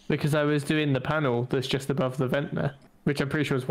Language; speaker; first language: English; native; English